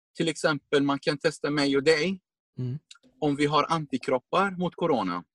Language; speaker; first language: Swedish; non-native, fluent; Arabic